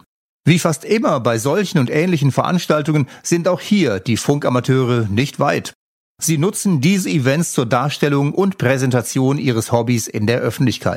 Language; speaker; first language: German; native; German